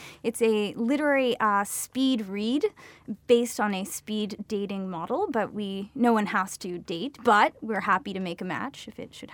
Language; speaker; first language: English; non-native, fluent; Yiddish